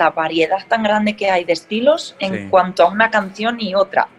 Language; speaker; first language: Spanish; native; Spanish